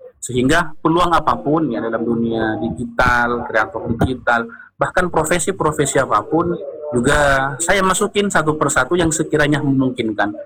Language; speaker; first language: Indonesian; non-native, local second language; Madurese